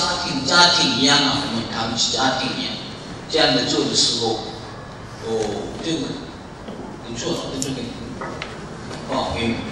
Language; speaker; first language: Chinese; non-native, learner; Korean